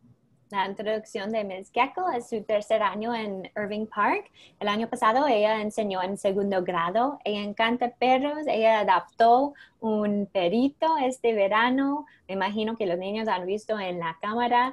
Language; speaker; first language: Spanish; non-native, fluent; English